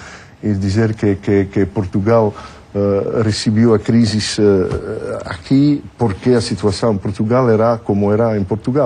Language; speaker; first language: Portuguese; non-native, fluent; French